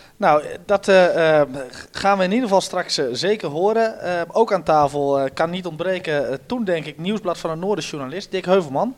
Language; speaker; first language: Dutch; native; Dutch